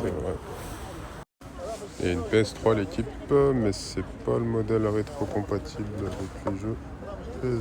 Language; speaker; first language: French; native; French